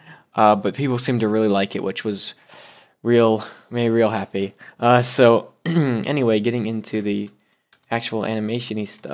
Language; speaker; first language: English; native; English